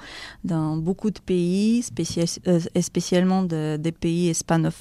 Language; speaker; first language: French; non-native, fluent; Russian